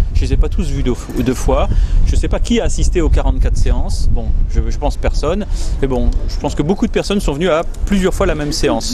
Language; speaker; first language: French; native; French